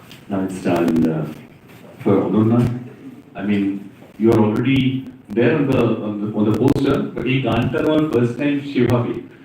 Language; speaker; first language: English; non-native, local second language; Bangla